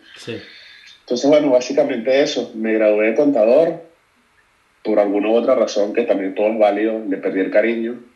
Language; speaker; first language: Spanish; native; Spanish